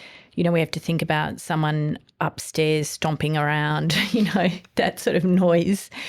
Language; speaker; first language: English; native; English